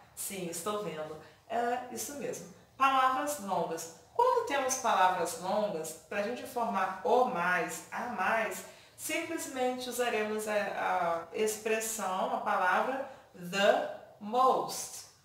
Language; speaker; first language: Portuguese; native; Portuguese